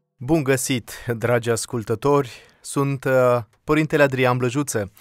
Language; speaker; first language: Romanian; native; Romanian